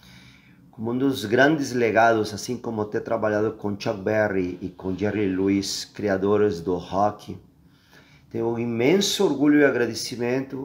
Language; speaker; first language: Portuguese; non-native, fluent; Spanish